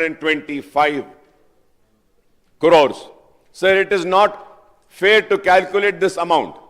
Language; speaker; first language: English; non-native, local second language; Urdu